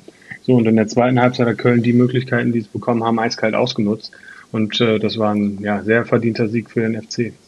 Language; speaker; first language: German; native; German